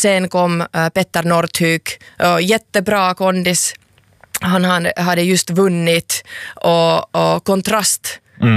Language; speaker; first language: Swedish; non-native, local second language; Finnish